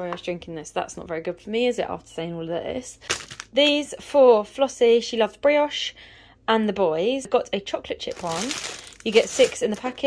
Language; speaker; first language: English; native; English